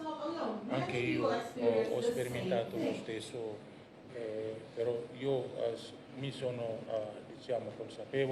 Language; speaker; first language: Italian; non-native, fluent; Indonesian